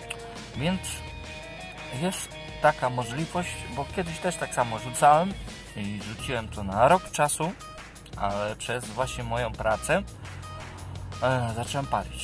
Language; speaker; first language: Polish; native; Polish